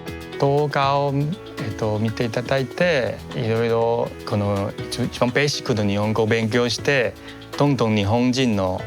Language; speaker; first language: Japanese; non-native, fluent; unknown